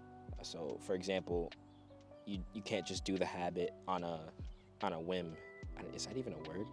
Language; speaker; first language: English; native; English